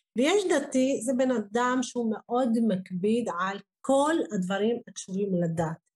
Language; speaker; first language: Hebrew; non-native, local second language; Arabic